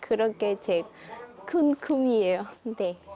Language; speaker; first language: Korean; non-native, learner; Vietnamese